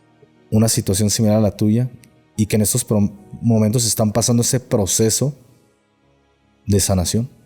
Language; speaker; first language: Spanish; native; Spanish